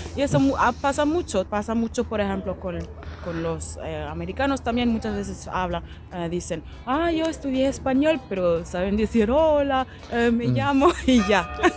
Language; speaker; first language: Spanish; non-native, fluent; German